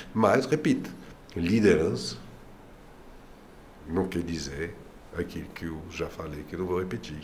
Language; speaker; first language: Portuguese; non-native, fluent; French